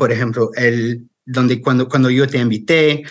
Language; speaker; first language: Spanish; non-native, fluent; French